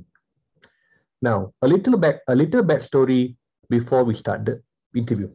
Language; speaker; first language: English; non-native, local second language; Tamil